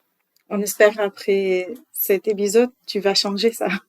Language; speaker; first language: French; non-native, learner; Arabic